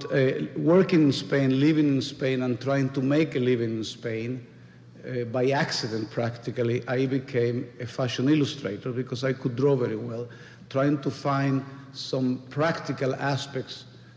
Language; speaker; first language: English; non-native, fluent; Spanish